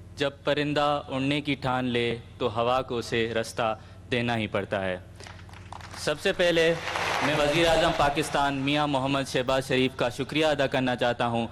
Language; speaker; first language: Urdu; non-native, local second language; Baluchi